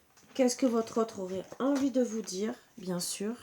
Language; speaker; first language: French; native; French